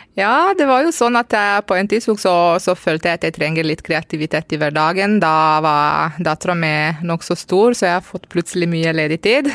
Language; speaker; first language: Norwegian; non-native, fluent; Romanian